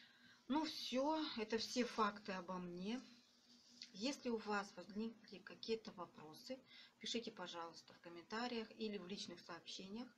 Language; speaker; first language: Russian; native; Russian